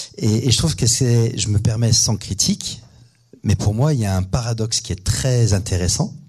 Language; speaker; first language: French; native; French